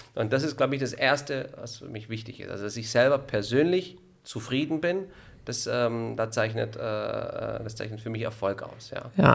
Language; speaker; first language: German; non-native, fluent; Italian